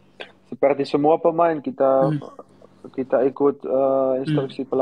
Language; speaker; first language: Indonesian; non-native, learner; Dutch